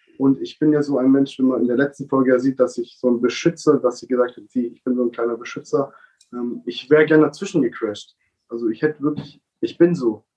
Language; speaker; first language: German; early bilingual, other home language; Italian